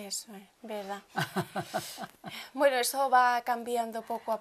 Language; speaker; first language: Spanish; native; Spanish